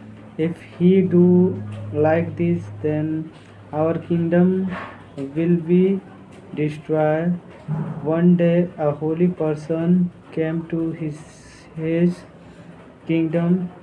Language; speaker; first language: English; non-native, learner; Hindi